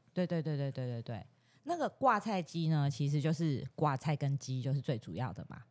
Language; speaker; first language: Chinese; native; Chinese